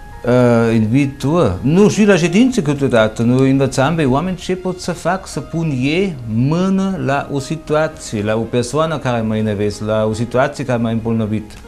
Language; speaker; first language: Romanian; non-native, fluent; German